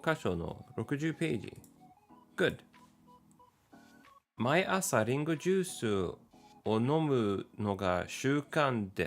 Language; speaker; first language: Japanese; non-native, learner; English